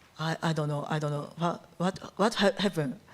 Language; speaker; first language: English; non-native, learner; Japanese